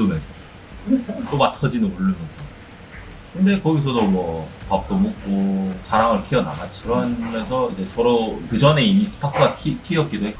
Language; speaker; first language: Korean; native; Korean